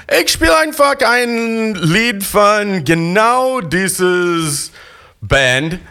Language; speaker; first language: German; non-native, learner; English